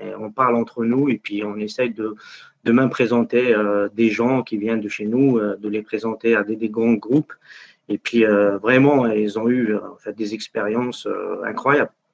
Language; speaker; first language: French; non-native, local second language; Arabic